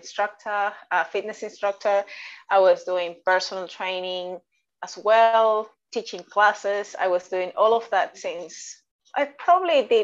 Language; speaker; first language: English; non-native, fluent; Spanish